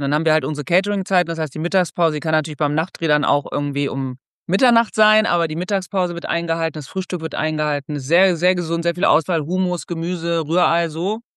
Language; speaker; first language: German; native; German